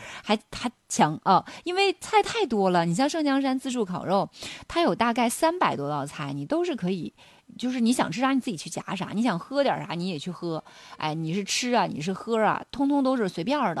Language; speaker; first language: Chinese; native; Chinese